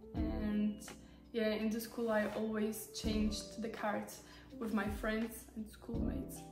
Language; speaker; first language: English; non-native, fluent; Slovak